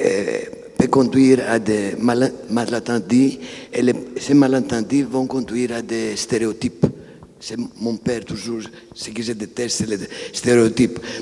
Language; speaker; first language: French; non-native, fluent; Greek